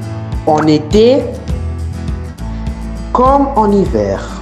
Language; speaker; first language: French; non-native, learner; Italian